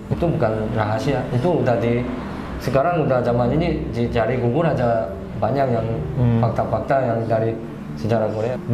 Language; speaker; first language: Indonesian; non-native, fluent; Korean